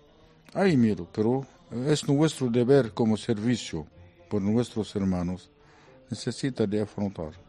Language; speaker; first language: Spanish; non-native, fluent; Arabic